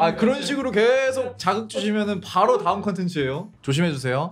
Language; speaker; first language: Korean; native; Korean